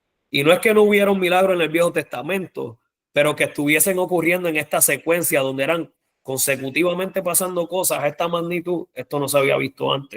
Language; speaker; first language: Spanish; native; Spanish